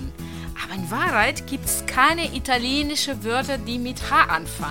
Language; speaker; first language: German; non-native, fluent; Italian